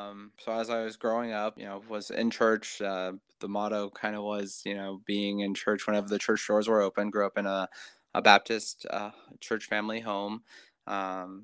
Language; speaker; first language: English; native; English